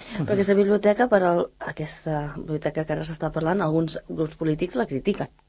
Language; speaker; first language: Catalan; native; Catalan